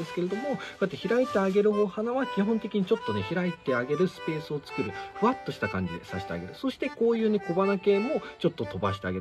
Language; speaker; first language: Japanese; native; Japanese